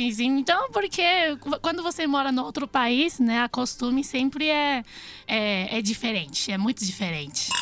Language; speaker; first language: Portuguese; non-native, fluent; Chinese